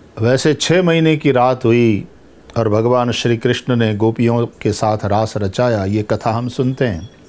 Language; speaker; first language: Hindi; non-native, local second language; Gujarati